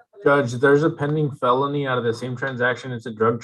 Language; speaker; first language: English; native; English